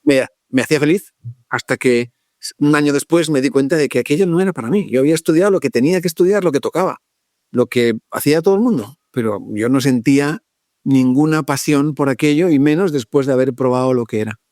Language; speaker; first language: Spanish; native; Spanish